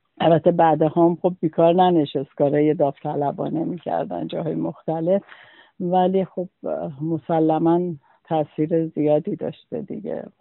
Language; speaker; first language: Persian; native; Persian